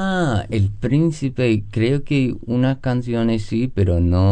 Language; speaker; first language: Spanish; non-native, learner; English